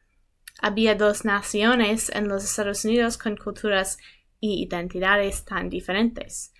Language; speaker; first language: Spanish; non-native, learner; English